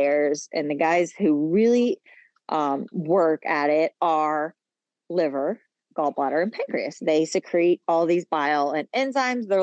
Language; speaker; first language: English; native; English